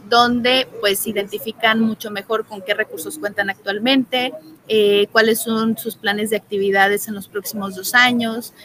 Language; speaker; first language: Spanish; native; Spanish